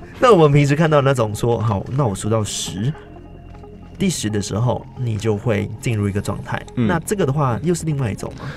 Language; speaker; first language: Chinese; native; Chinese